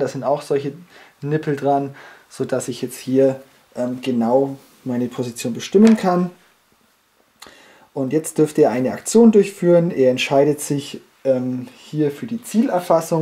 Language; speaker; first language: German; native; German